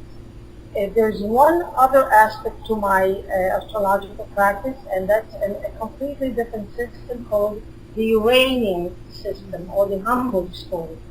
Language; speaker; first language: English; non-native, fluent; Hebrew